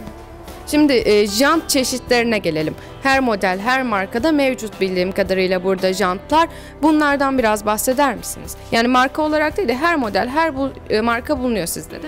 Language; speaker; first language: Turkish; native; Turkish